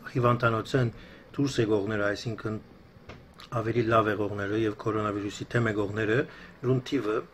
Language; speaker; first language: Armenian; early bilingual, heritage; Armenian